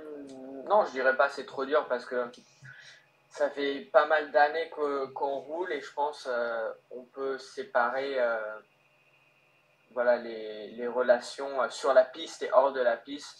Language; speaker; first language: French; early bilingual, heritage; French